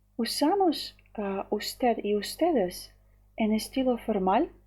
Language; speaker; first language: Spanish; non-native, fluent; Ukrainian